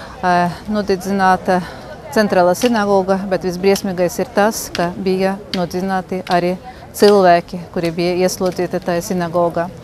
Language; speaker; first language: Latvian; non-native, local second language; Russian